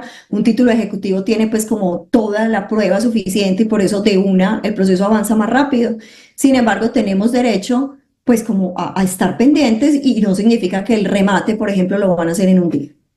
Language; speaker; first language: Spanish; native; Spanish